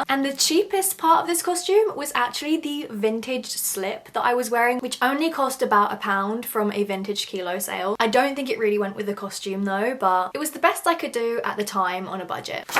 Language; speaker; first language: English; native; English